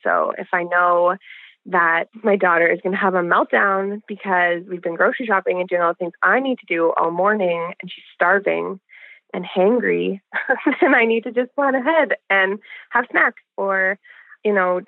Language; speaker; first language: English; native; English